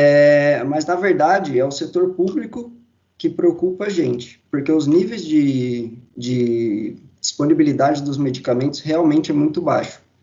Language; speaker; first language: Portuguese; native; Portuguese